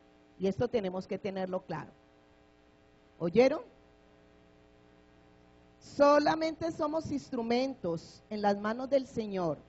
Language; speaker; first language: Spanish; native; Spanish